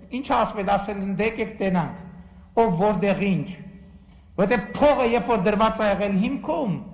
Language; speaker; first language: Armenian; native; Armenian